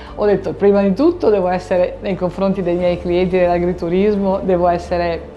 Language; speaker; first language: Italian; native; Italian